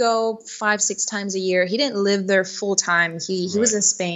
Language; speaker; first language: English; early bilingual, other home language; Spanish